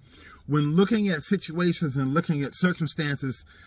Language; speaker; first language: English; native; English